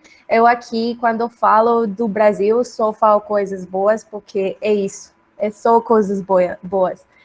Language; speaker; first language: Portuguese; non-native, learner; Spanish